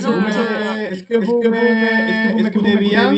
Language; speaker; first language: French; non-native, learner; Spanish